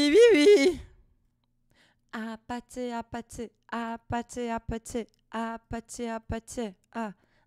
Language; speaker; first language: French; native; French